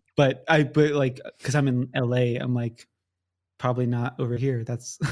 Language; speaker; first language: English; native; English